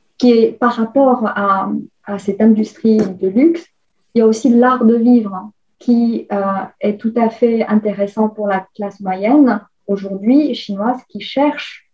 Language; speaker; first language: French; non-native, fluent; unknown